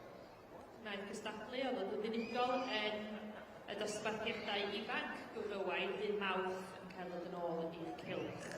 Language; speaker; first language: Welsh; native; Welsh